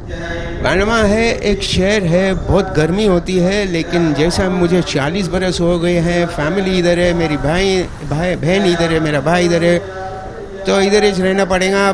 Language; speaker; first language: Hindi; non-native, local second language; Sindhi